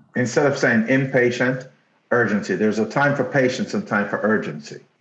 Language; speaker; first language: English; non-native, local second language; Jamaican Creole English